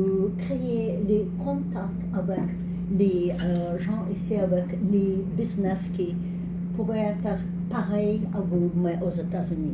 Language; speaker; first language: French; non-native, learner; English